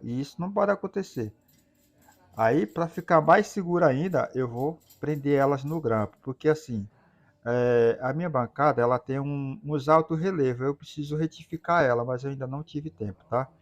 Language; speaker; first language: Portuguese; native; Portuguese